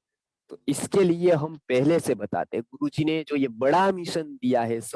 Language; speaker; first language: Hindi; non-native, local second language; Gujarati